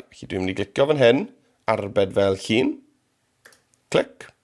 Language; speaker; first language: Welsh; native; Welsh